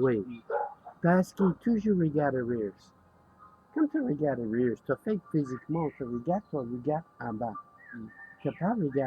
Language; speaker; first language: French; non-native, learner; English